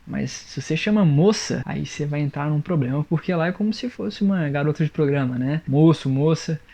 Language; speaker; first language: Portuguese; native; Portuguese